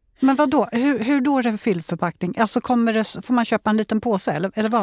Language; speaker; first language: Swedish; native; Swedish